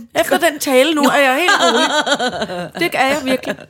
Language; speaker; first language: Danish; native; Danish